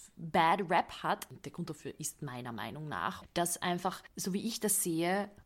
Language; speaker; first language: German; non-native, fluent; Hungarian